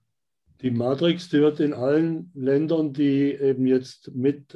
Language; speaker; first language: German; native; German